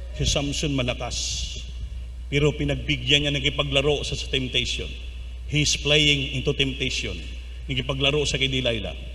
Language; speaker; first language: Filipino; non-native, local second language; Cebuano